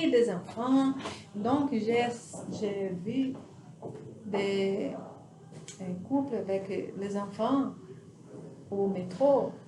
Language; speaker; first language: French; non-native, learner; Portuguese